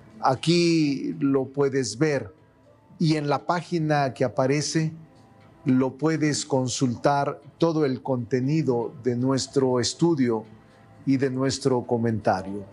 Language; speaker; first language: Spanish; native; Spanish